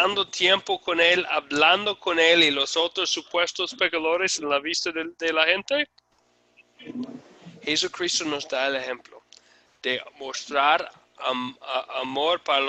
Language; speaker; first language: Spanish; non-native, fluent; English